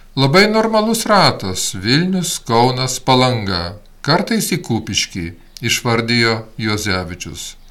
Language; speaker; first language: Lithuanian; early bilingual, heritage; Lithuanian